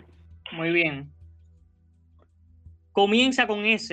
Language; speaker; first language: Spanish; native; Spanish